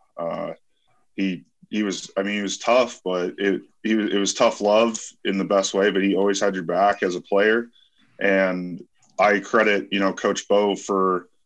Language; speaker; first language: English; native; English